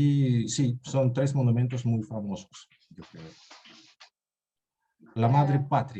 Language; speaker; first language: Spanish; non-native, fluent; Russian